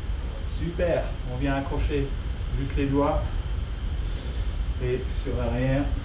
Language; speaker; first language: French; native; French